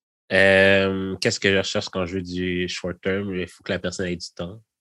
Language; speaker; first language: French; native; French